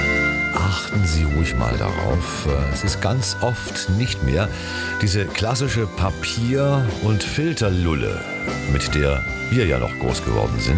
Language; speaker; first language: German; native; German